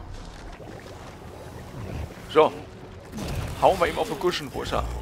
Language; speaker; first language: German; native; German